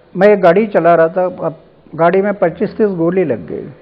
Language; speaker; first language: Hindi; non-native, local second language; Marathi